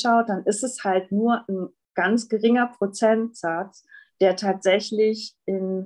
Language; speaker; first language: German; native; German